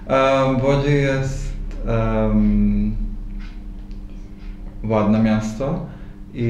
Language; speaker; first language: Polish; non-native, learner; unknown